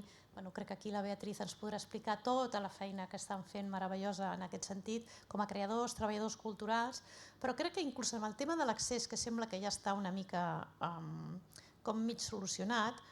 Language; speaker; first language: Catalan; native; Catalan